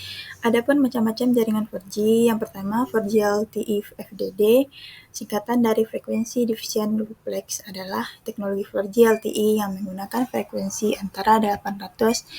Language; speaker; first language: Indonesian; native; Indonesian